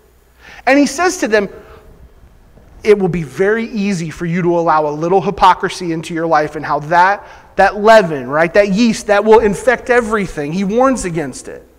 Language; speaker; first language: English; native; English